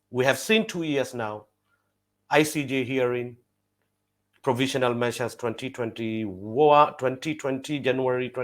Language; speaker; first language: English; non-native, fluent; Burmese